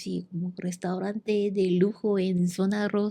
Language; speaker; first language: Spanish; non-native, learner; Korean